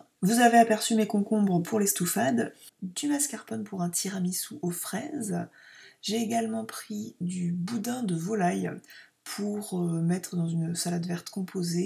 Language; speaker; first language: French; native; French